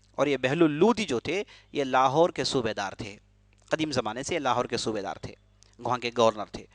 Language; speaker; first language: Urdu; native; Urdu